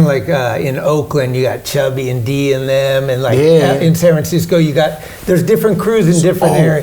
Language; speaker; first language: English; native; English